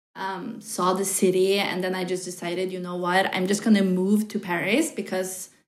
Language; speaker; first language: English; non-native, fluent; Norwegian